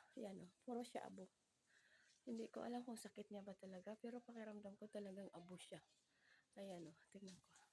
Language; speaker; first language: Filipino; non-native, local second language; Cebuano